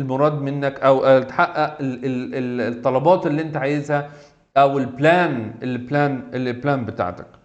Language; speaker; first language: Arabic; native; Arabic